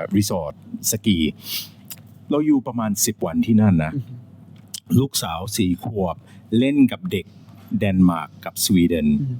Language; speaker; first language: Thai; non-native, fluent; English